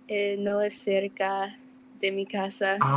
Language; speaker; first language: Spanish; non-native, learner; English